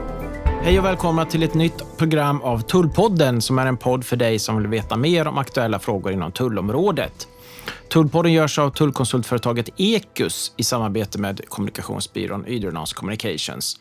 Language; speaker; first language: Swedish; native; Swedish